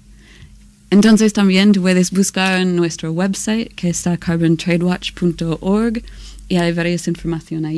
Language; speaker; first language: Spanish; non-native, learner; English